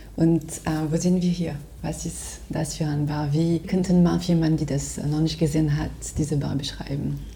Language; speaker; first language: German; non-native, fluent; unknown